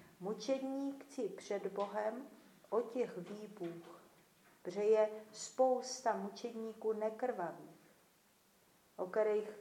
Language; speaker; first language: Czech; native; Czech